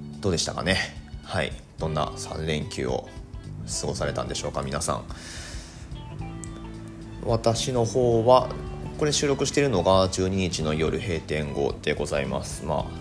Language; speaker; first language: Japanese; native; Japanese